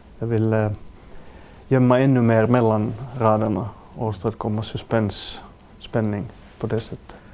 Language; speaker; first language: Swedish; native; Swedish